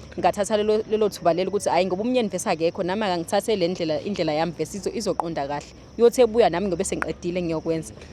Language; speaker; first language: Zulu; native; Zulu